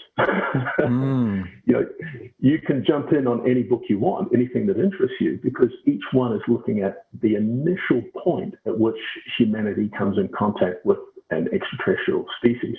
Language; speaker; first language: English; native; English